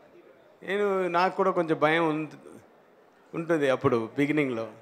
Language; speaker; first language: Telugu; non-native, fluent; Tamil